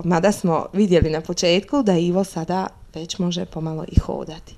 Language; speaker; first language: Croatian; native; Croatian